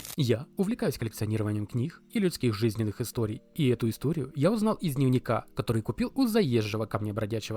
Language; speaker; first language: Russian; native; Russian